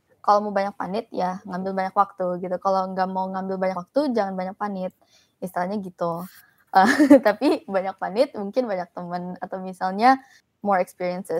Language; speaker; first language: Indonesian; early bilingual, heritage; Indonesian